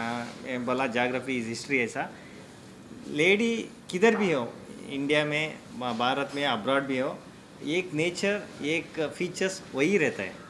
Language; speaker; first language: Hindi; non-native, local second language; Kannada